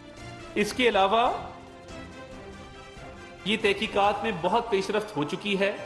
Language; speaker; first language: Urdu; non-native, local second language; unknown